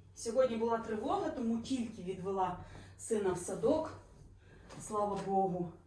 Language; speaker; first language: Ukrainian; non-native, local second language; Russian